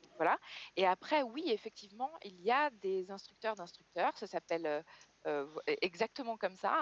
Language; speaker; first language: French; native; French